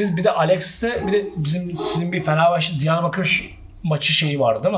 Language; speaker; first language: Turkish; native; Turkish